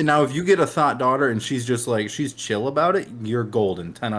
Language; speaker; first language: English; native; English